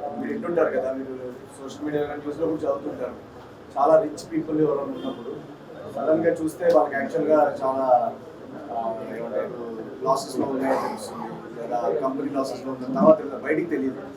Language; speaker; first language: Telugu; native; Telugu